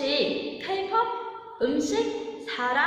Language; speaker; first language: Korean; non-native, fluent; Vietnamese